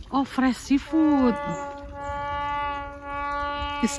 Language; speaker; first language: English; non-native, learner; Indonesian